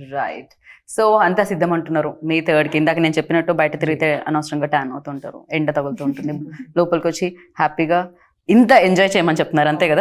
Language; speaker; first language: Telugu; native; Telugu